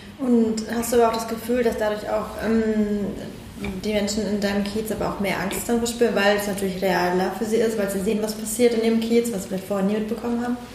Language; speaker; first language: German; early bilingual, other home language; Persian